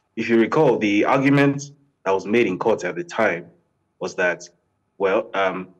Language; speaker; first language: English; non-native, local second language; Yoruba